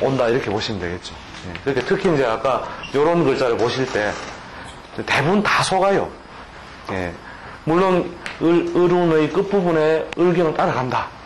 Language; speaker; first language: Korean; native; Korean